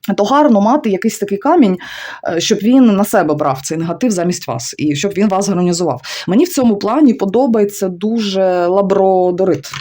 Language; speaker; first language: Ukrainian; non-native, local second language; Russian